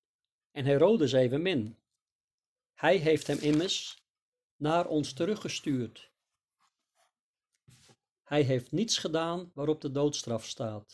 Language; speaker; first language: Dutch; native; Dutch